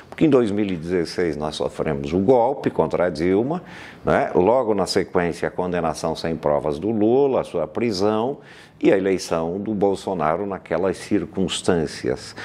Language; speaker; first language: Portuguese; native; Portuguese